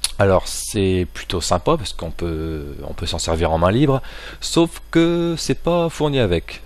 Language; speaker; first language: French; native; French